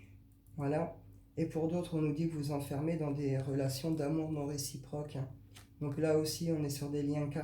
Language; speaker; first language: French; native; French